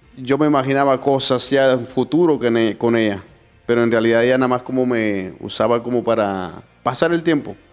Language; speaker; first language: Spanish; native; Spanish